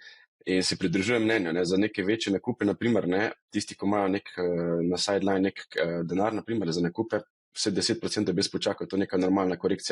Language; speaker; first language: Slovenian; native; Slovenian